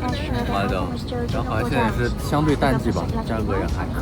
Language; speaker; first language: Chinese; native; Chinese